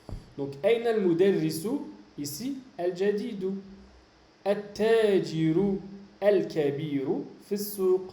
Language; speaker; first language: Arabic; non-native, fluent; French